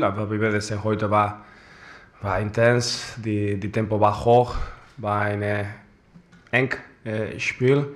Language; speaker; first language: German; non-native, fluent; Spanish